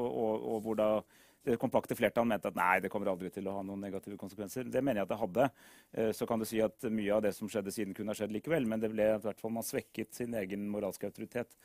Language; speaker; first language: Norwegian; native; Norwegian